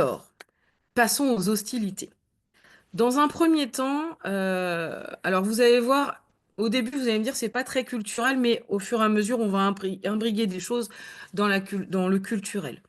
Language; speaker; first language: French; native; French